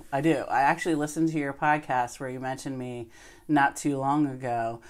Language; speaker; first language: English; native; English